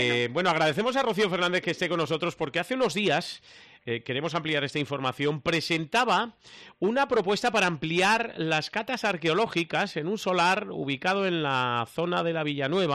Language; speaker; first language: Spanish; native; Spanish